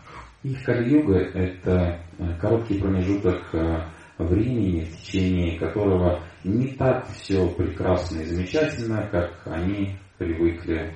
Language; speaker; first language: Russian; native; Russian